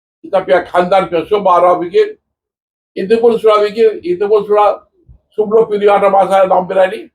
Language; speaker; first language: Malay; non-native, learner; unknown